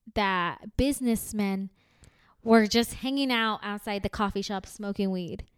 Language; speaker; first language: English; early bilingual, heritage; Spanish